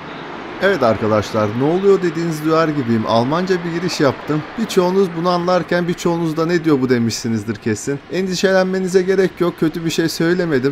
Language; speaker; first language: Turkish; native; Turkish